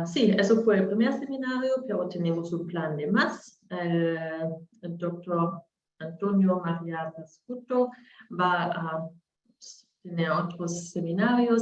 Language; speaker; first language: Spanish; non-native, learner; German